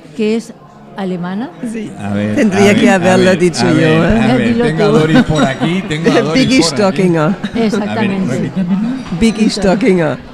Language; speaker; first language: Spanish; non-native, fluent; German